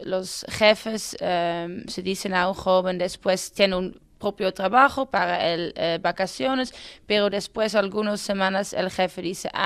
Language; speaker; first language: Spanish; non-native, learner; Dutch